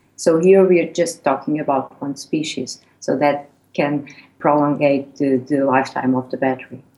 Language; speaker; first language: English; non-native, fluent; Portuguese